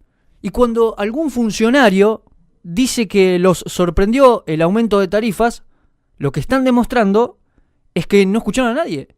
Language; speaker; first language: Spanish; native; Spanish